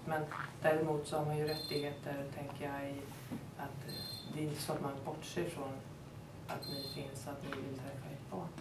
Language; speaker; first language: Swedish; native; Swedish